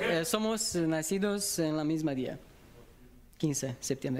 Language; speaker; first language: Spanish; non-native, learner; Romanian